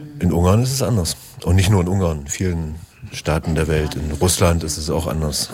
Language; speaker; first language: German; native; German